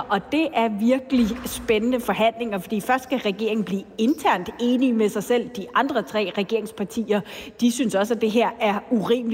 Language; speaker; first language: Danish; native; Danish